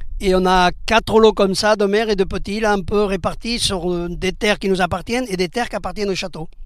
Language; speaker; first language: French; early bilingual, other home language; Spanish